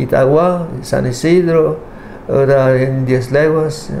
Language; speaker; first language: German; non-native, local second language; Low German